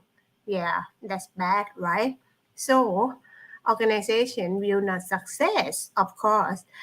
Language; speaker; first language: English; non-native, learner; Thai